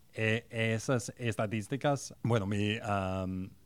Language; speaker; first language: Spanish; non-native, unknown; English